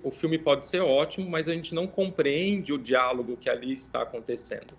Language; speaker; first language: Portuguese; native; Portuguese